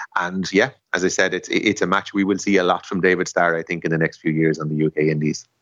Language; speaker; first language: English; native; English